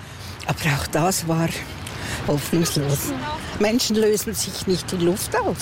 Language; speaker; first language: German; native; German